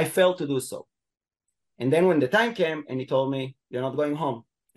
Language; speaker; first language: English; non-native, fluent; Hebrew